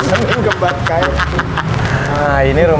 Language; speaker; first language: Indonesian; native; Indonesian